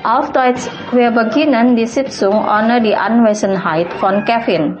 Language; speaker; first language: German; non-native, fluent; Indonesian